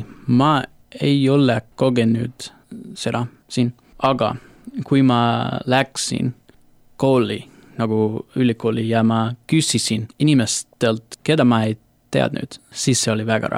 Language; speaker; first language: Estonian; non-native, learner; English